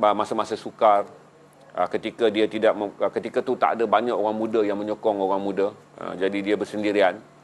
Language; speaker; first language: Malay; native; Malay